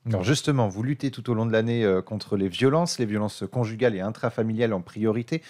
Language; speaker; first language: French; native; French